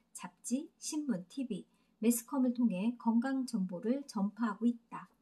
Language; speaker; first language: Korean; native; Korean